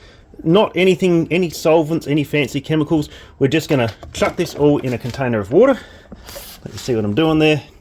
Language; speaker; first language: English; native; English